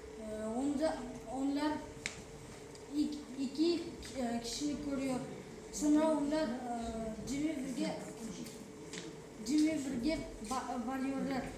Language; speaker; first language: Turkish; non-native, learner; Kazakh